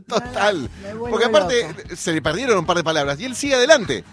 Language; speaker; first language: Spanish; native; Spanish